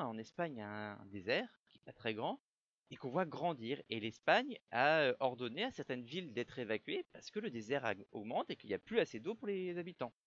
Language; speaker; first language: French; native; French